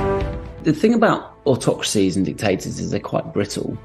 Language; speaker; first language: English; native; English